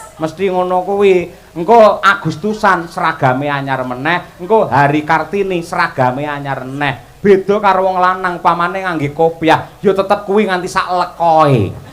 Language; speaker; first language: Javanese; native; Javanese